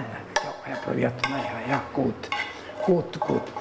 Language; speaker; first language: German; non-native, learner; Italian